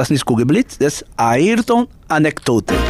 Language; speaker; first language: German; non-native, learner; Portuguese